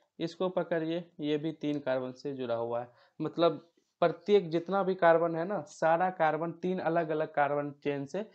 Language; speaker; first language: Hindi; native; Hindi